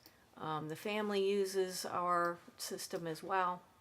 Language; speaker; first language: English; native; English